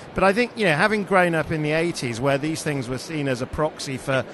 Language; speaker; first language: English; native; English